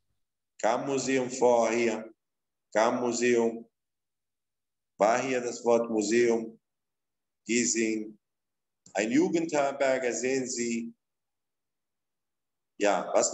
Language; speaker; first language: German; non-native, fluent; Arabic